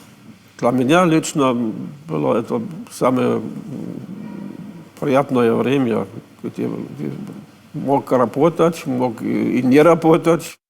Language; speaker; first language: Russian; non-native, fluent; German